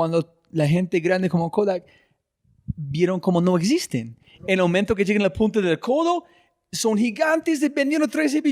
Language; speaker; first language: Spanish; non-native, fluent; English